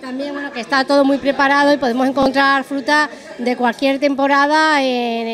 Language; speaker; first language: Spanish; native; Spanish